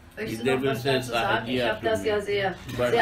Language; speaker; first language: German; non-native, learner; Hindi